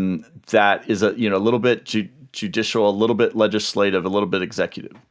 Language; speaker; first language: English; native; English